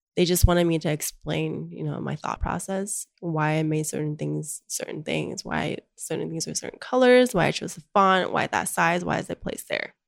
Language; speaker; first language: English; early bilingual, other home language; Chinese